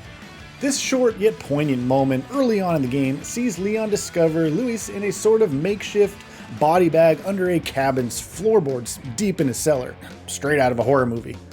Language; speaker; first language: English; native; English